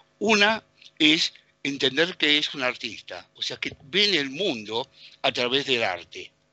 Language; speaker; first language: Spanish; native; Spanish